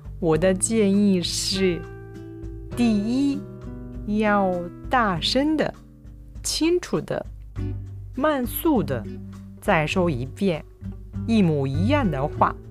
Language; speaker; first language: Chinese; non-native, fluent; Japanese